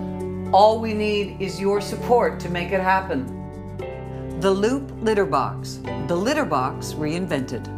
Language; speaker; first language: English; native; English